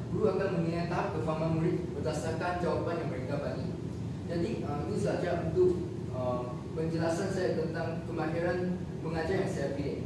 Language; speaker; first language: Malay; non-native, local second language; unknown